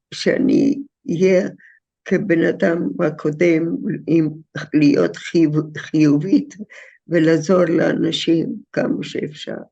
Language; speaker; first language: Hebrew; non-native, fluent; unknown